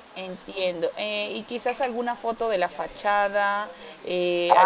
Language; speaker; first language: Spanish; native; Spanish